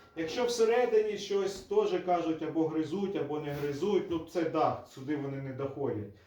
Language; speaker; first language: Ukrainian; native; Ukrainian